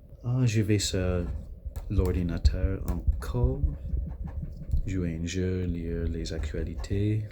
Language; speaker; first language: French; non-native, local second language; English